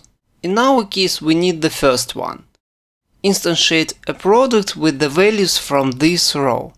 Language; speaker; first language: English; non-native, fluent; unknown